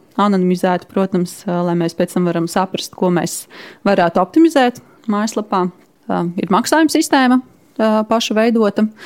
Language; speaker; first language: Latvian; native; Latvian